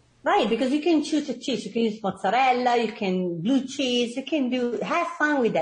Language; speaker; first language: English; non-native, fluent; Italian